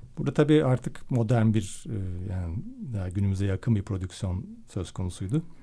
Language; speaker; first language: Turkish; native; Turkish